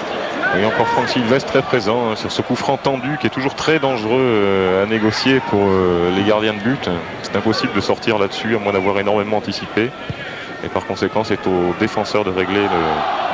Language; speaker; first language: French; native; French